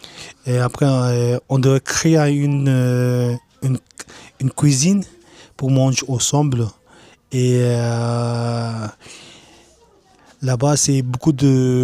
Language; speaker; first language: French; non-native, learner; Tibetan